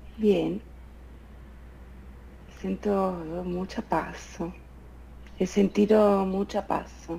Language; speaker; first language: Spanish; non-native, fluent; Italian